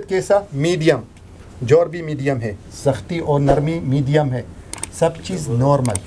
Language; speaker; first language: Hindi; non-native, learner; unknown